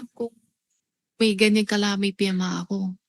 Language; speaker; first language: Filipino; non-native, learner; Chinese